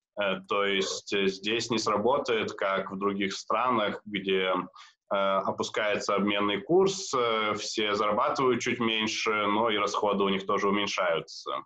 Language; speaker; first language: Russian; native; Russian